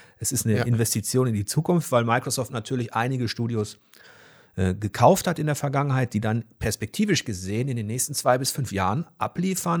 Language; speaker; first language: German; native; German